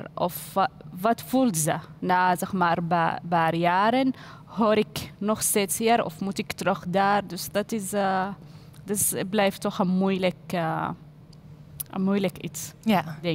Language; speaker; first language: Dutch; non-native, learner; Arabic